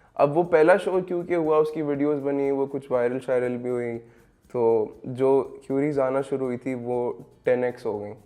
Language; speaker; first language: Urdu; native; Urdu